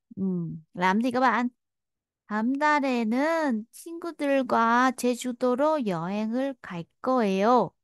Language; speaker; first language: Korean; non-native, fluent; Vietnamese